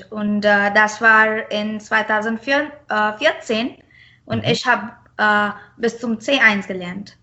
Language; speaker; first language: German; non-native, fluent; Marathi